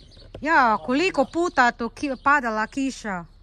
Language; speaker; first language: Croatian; non-native, learner; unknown